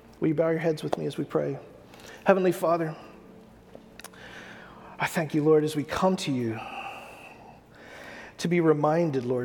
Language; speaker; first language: English; native; English